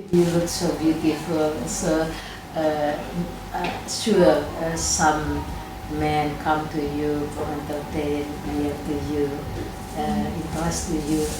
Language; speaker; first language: English; non-native, local second language; Indonesian